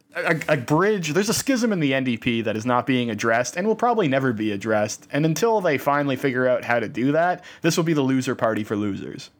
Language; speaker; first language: English; native; English